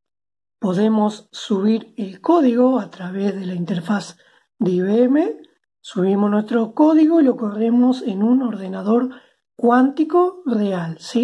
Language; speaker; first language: Spanish; native; Spanish